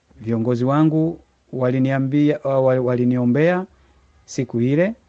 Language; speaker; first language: Swahili; native; Swahili